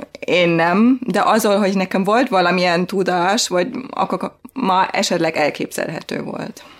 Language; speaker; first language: Hungarian; non-native, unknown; German